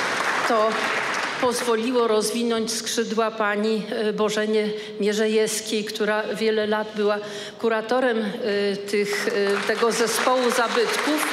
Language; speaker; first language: Polish; native; Polish